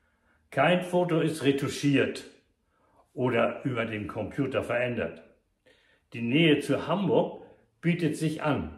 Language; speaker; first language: German; native; German